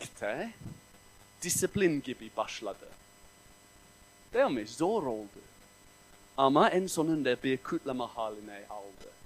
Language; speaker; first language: Turkish; non-native, fluent; English